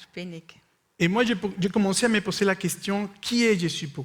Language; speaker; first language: French; non-native, fluent; Spanish